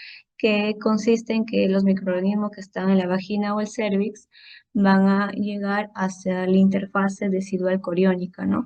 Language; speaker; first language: Spanish; native; Spanish